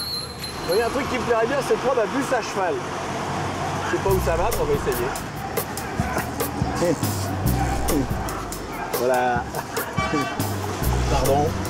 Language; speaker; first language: French; native; French